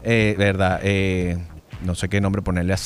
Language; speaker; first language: Spanish; native; Spanish